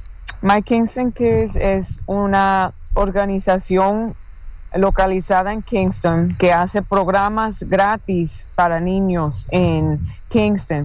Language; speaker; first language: Spanish; non-native, fluent; English